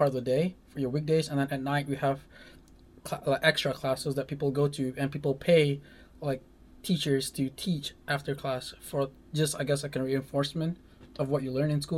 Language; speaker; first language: English; non-native, local second language; Malay